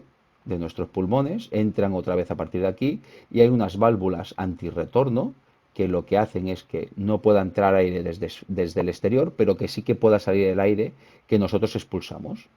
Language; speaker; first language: Spanish; native; Spanish